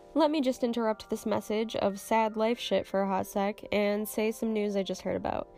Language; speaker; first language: English; native; English